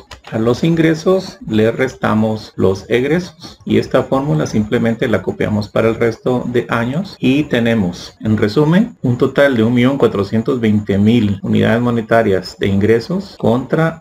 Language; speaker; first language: Spanish; native; Spanish